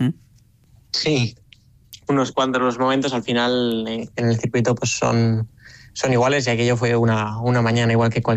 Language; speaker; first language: Spanish; native; Spanish